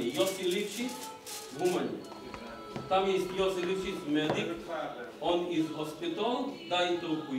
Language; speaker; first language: Russian; non-native, fluent; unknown